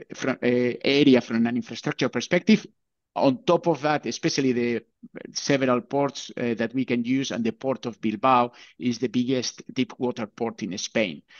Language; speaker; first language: English; non-native, fluent; Spanish